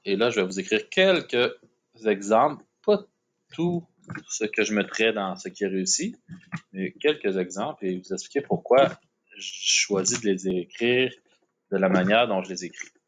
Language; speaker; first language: French; native; French